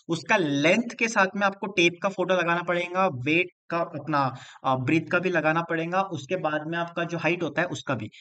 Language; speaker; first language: Hindi; non-native, local second language; Marathi